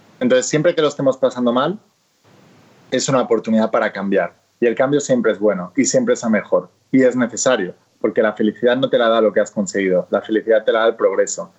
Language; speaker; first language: Spanish; native; Spanish